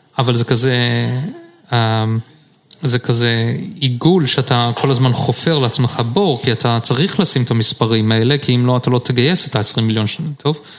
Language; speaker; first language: Hebrew; early bilingual, heritage; Hebrew